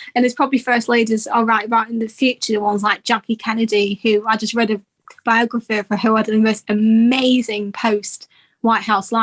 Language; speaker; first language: English; native; English